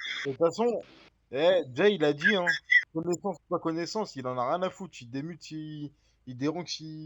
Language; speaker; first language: French; native; French